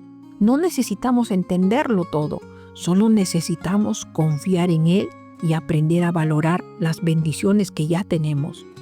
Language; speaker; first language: Spanish; native; Spanish